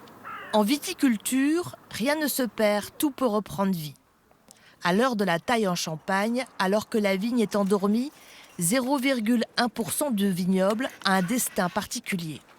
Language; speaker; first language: French; native; French